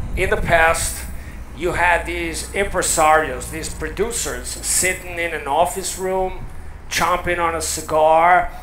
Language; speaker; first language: English; native; English